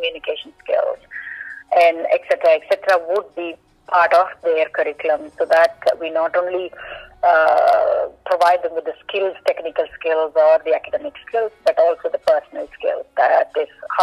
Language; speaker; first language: English; non-native, local second language; Malayalam